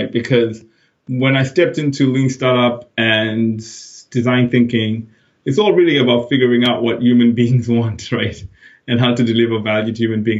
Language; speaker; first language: English; non-native, local second language; Shona